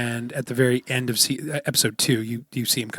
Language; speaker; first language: English; native; English